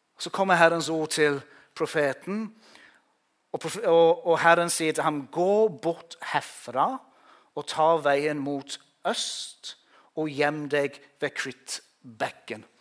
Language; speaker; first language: Norwegian; non-native, fluent; English